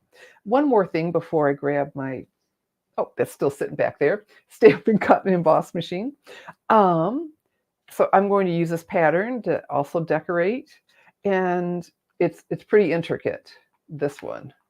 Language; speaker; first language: English; native; English